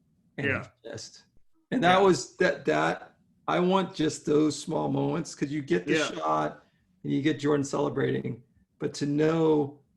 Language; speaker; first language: English; native; English